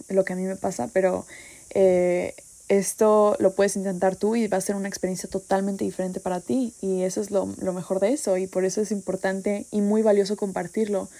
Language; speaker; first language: Spanish; native; Spanish